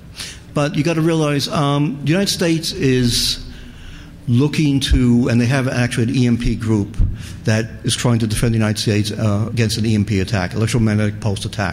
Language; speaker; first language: English; native; English